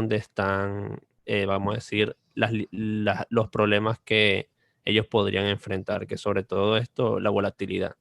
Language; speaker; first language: Spanish; native; Spanish